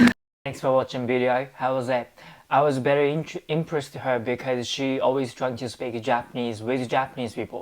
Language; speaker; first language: English; non-native, learner; Japanese